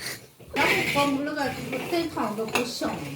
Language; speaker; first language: Chinese; native; Chinese